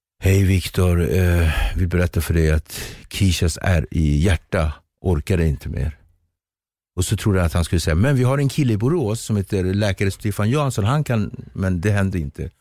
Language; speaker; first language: Swedish; early bilingual, other home language; Kabuverdianu